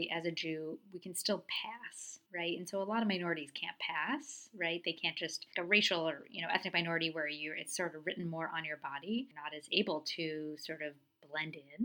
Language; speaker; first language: English; native; English